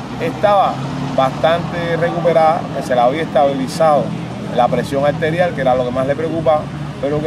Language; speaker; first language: Spanish; native; Spanish